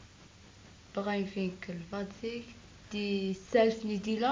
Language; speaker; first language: Dutch; non-native, learner; Arabic